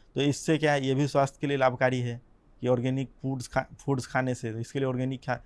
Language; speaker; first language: Hindi; non-native, local second language; Gujarati